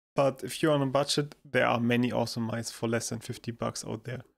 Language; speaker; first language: English; non-native, fluent; German